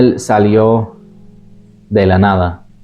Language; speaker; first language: Spanish; non-native, fluent; English